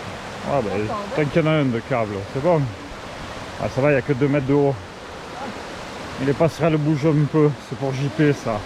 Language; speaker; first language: French; native; French